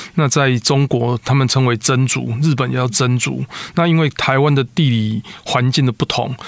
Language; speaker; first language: Chinese; native; Chinese